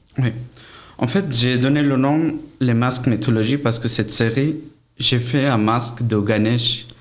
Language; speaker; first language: French; non-native, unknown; Bangla